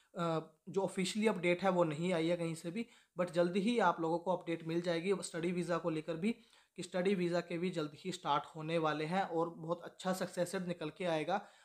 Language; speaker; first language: Hindi; native; Hindi